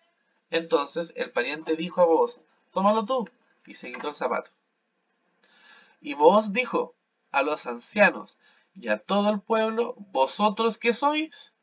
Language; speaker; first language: Spanish; native; Spanish